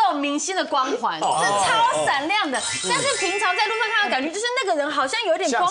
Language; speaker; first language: Chinese; native; Chinese